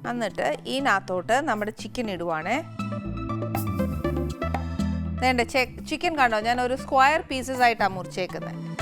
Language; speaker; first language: Malayalam; native; Malayalam